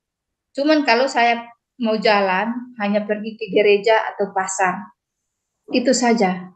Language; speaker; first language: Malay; non-native, local second language; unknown